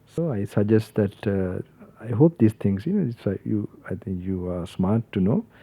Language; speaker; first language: English; non-native, local second language; Sinhala